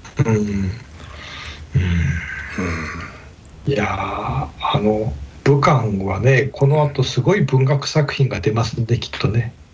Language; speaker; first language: Japanese; native; Japanese